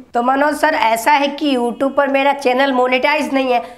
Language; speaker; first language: Hindi; native; Hindi